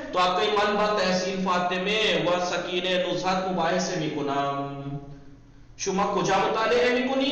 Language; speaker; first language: Persian; non-native, fluent; Urdu